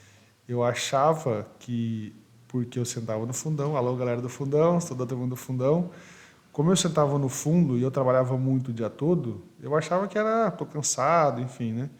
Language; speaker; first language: Portuguese; native; Portuguese